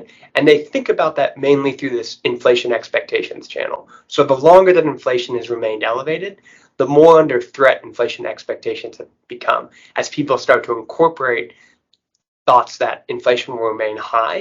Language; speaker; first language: English; native; English